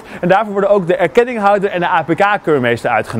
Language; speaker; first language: Dutch; native; Dutch